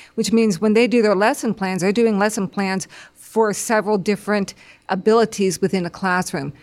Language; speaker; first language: English; native; English